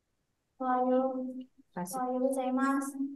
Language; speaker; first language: Japanese; non-native, learner; Indonesian